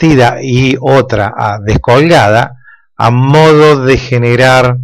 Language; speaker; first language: Spanish; native; Spanish